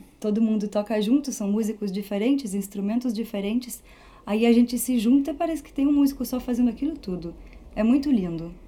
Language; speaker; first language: Portuguese; early bilingual, heritage; Portuguese